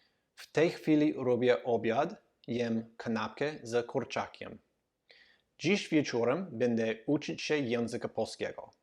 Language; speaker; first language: Polish; non-native, learner; English